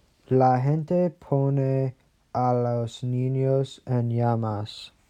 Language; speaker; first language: Spanish; non-native, learner; English